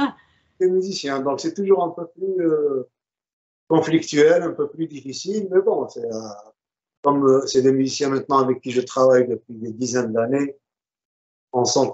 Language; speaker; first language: French; non-native, local second language; Arabic